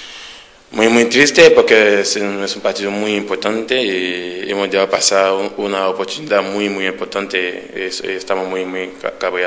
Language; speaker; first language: Spanish; non-native, fluent; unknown